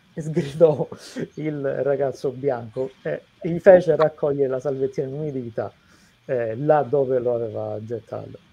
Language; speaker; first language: Italian; native; Italian